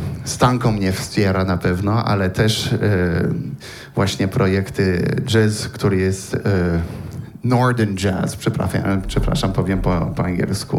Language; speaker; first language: Polish; non-native, learner; French